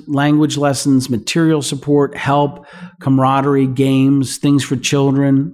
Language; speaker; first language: English; native; English